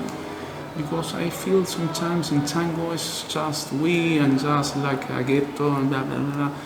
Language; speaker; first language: English; non-native, learner; Spanish